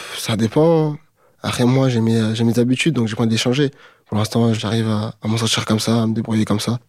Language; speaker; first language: French; native; French